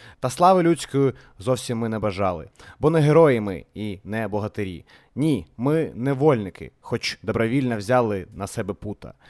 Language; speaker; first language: Ukrainian; non-native, local second language; Russian